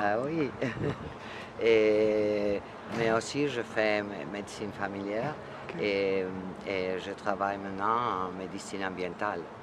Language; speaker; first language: French; non-native, fluent; Spanish